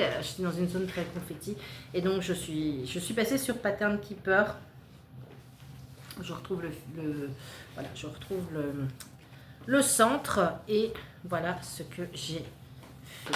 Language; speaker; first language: French; native; French